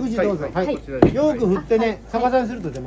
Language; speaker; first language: Japanese; native; Japanese